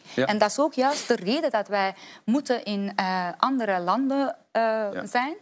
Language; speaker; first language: Dutch; non-native, fluent; Persian